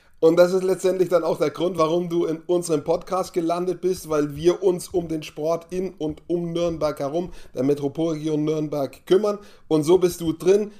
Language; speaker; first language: German; native; German